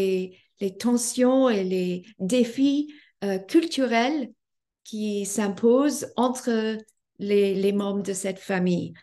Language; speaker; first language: French; non-native, fluent; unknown